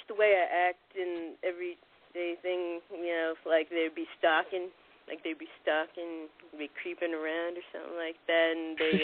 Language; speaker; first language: English; native; English